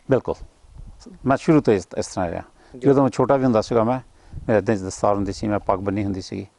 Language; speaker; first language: Punjabi; early bilingual, heritage; Punjabi